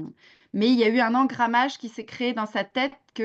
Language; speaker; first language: French; native; French